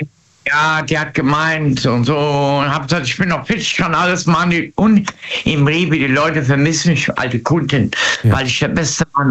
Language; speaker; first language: German; native; German